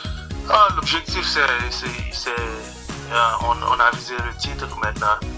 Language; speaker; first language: French; non-native, local second language; Haitian Creole